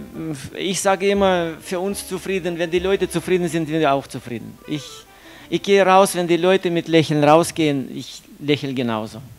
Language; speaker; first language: German; non-native, fluent; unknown